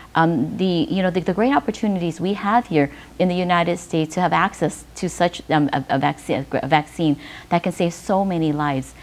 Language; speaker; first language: English; early bilingual, other home language; Vietnamese